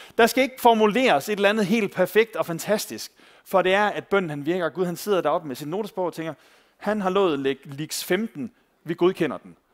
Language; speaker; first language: Danish; native; Danish